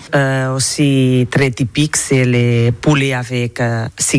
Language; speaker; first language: French; non-native, learner; Catalan